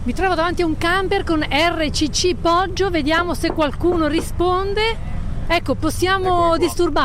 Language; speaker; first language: Italian; native; Italian